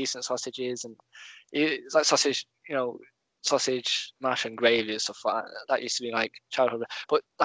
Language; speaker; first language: English; native; English